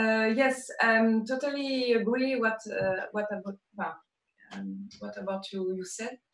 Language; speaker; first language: English; non-native, learner; French